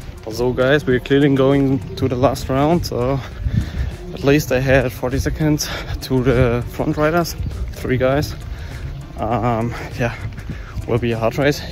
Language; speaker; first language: English; non-native, fluent; German